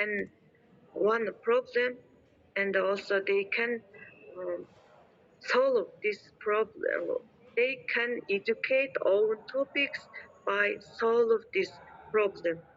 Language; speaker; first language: English; non-native, learner; Mongolian